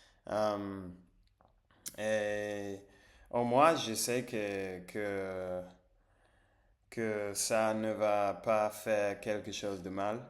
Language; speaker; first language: French; non-native, learner; English